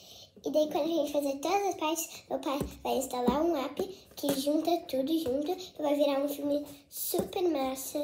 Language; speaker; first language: Portuguese; early bilingual, heritage; Portuguese